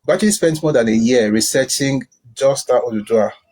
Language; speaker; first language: English; non-native, local second language; Yoruba